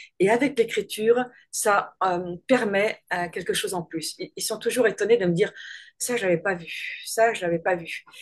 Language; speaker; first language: French; native; French